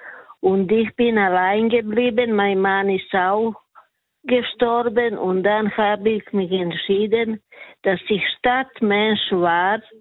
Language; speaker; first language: German; non-native, fluent; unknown